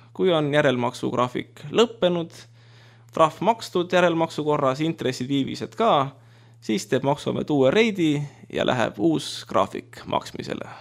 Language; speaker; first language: Estonian; native; Estonian